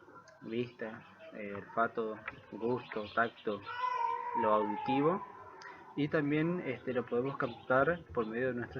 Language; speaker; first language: Spanish; native; Spanish